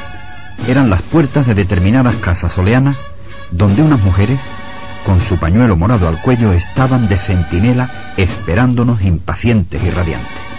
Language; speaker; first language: Spanish; native; Spanish